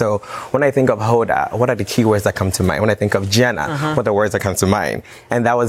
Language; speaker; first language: English; non-native, local second language; Akan